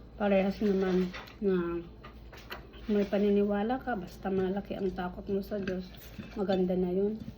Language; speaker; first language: Filipino; non-native, local second language; Iloko